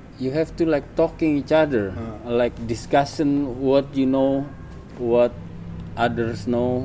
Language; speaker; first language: English; non-native, learner; Indonesian